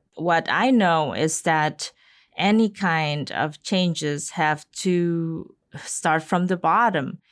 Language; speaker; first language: English; non-native, fluent; Indonesian